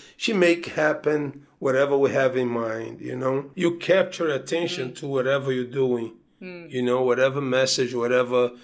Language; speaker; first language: English; non-native, fluent; Portuguese